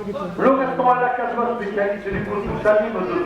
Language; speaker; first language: French; native; French